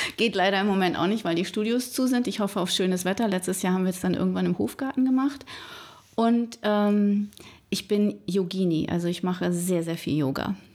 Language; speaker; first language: German; native; German